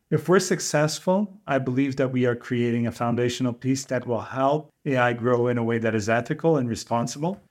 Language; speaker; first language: English; non-native, fluent; Portuguese